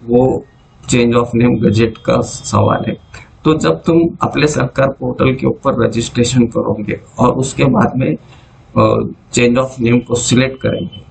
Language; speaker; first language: Hindi; non-native, local second language; Marathi